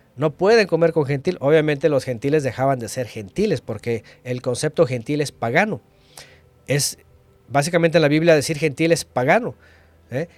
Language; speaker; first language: Spanish; native; Spanish